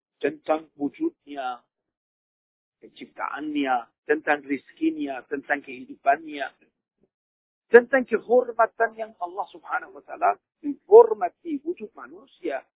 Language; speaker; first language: Indonesian; non-native, fluent; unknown